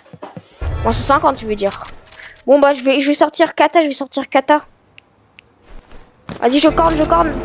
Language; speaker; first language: French; native; French